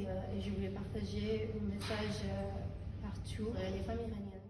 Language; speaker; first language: French; non-native, fluent; Persian